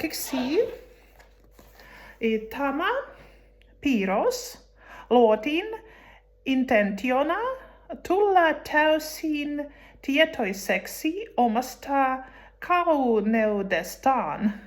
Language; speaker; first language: Finnish; non-native, learner; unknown